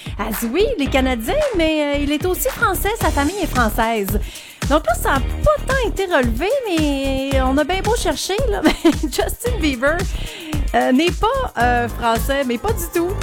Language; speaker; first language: French; native; French